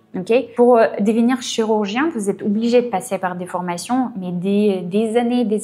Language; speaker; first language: French; non-native, fluent; Russian